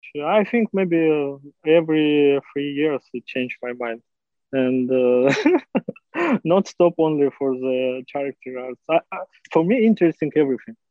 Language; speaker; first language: English; non-native, learner; Russian